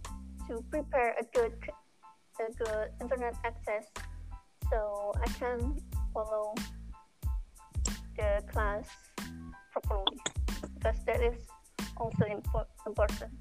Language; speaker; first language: English; non-native, learner; Indonesian